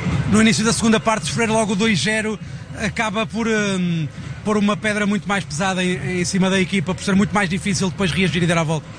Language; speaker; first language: Portuguese; native; Portuguese